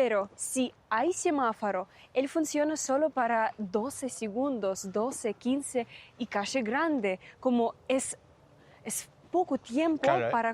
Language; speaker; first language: Spanish; non-native, fluent; Russian